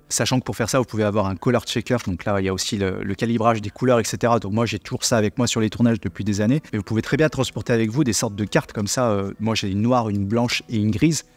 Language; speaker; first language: French; native; French